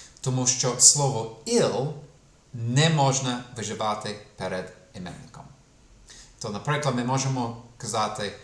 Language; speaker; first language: Ukrainian; non-native, fluent; English